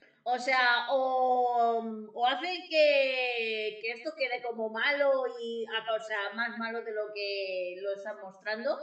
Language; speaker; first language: Spanish; native; Spanish